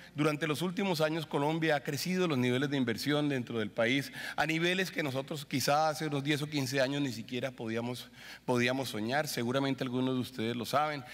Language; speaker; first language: Spanish; native; Spanish